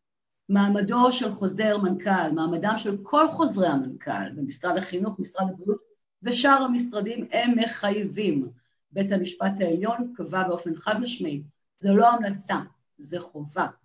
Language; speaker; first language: Hebrew; native; Hebrew